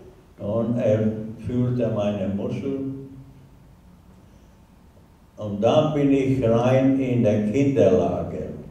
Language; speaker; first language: German; non-native, learner; Hungarian